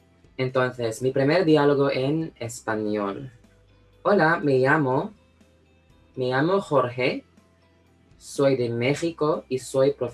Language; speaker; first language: Spanish; non-native, fluent; Filipino